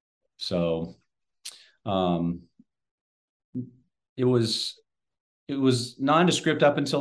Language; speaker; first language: English; native; English